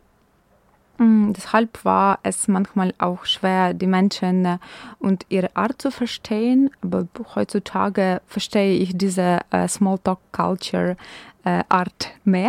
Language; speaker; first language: German; non-native, fluent; Ukrainian